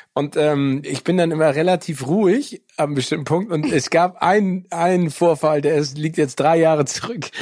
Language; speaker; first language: German; early bilingual, other home language; English